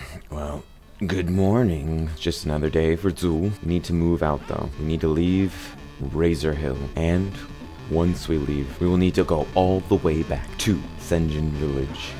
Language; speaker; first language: English; native; English